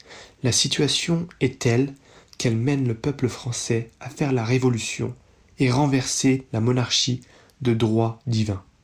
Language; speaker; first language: French; native; French